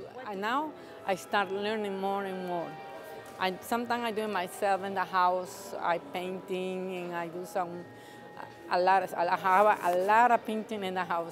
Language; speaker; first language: English; non-native, learner; Spanish